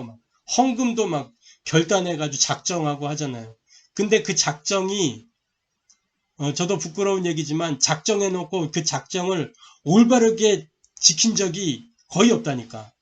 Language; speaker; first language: Korean; native; Korean